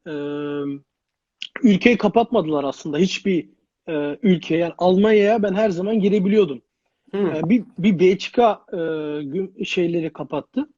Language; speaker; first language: Turkish; early bilingual, heritage; Turkish